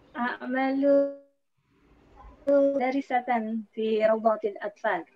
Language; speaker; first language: Arabic; non-native, learner; Indonesian